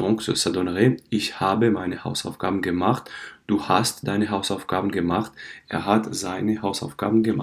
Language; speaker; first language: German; non-native, fluent; French